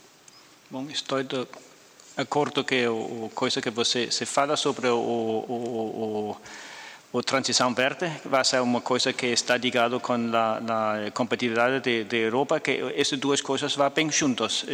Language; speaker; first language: Portuguese; non-native, fluent; Danish